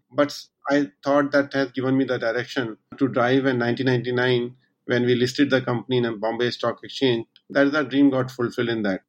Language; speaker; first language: English; non-native, local second language; Hindi